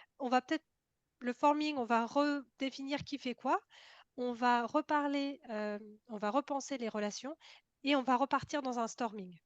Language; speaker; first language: French; native; French